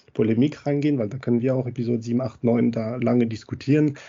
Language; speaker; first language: German; non-native, fluent; French